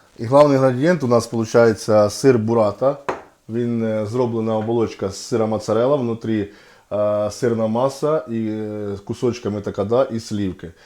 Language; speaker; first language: Ukrainian; non-native, local second language; Russian